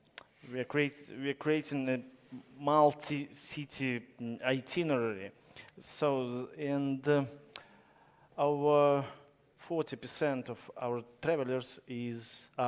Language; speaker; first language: English; non-native, learner; Russian